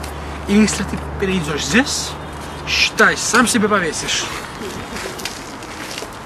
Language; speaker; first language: Russian; non-native, fluent; Mingrelian